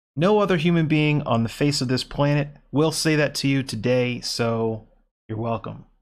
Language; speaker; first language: English; native; English